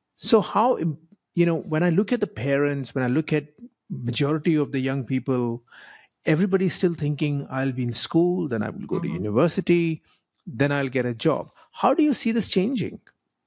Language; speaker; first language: English; non-native, local second language; Hindi